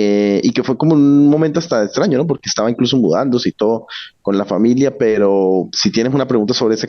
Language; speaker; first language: Spanish; native; Spanish